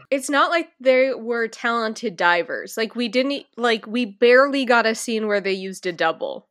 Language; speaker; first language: English; native; English